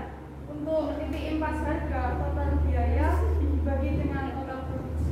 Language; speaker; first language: Indonesian; native; Indonesian